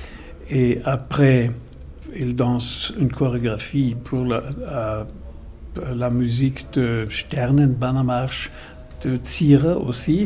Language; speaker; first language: French; non-native, fluent; German